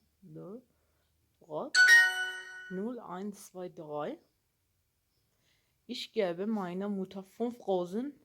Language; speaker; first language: German; non-native, learner; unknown